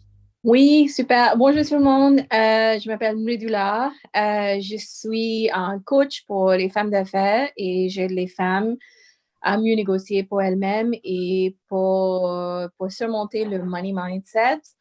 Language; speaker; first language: French; non-native, fluent; English